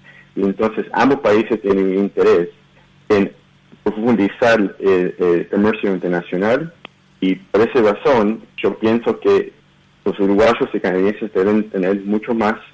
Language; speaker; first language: Spanish; early bilingual, heritage; Spanish